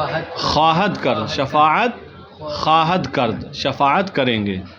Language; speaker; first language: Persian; non-native, fluent; Urdu